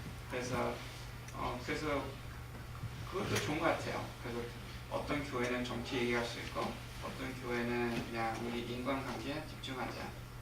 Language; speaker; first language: Korean; early bilingual, heritage; English